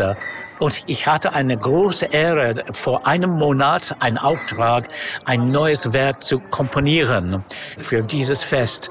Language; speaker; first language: German; non-native, fluent; English